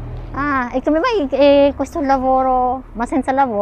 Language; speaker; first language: Italian; non-native, fluent; Filipino